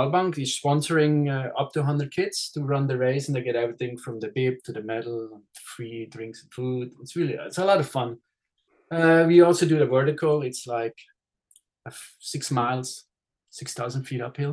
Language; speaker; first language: English; non-native, fluent; Swiss German